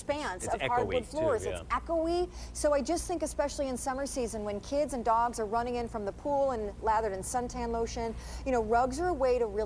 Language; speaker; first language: English; native; English